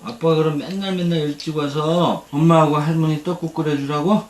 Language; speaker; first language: Korean; native; Korean